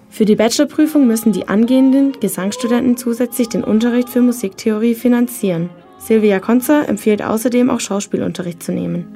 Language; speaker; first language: German; native; German